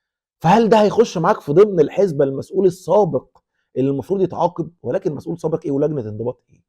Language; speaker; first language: Arabic; native; Arabic